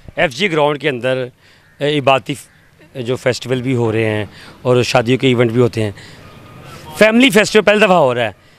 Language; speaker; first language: Urdu; non-native, local second language; Punjabi